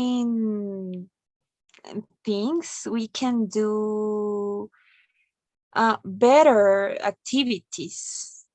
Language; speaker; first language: English; non-native, learner; Spanish